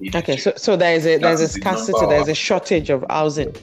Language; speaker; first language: English; non-native, local second language; Yoruba